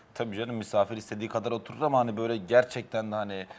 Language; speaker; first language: Turkish; native; Turkish